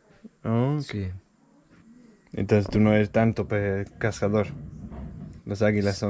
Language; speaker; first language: Spanish; non-native, learner; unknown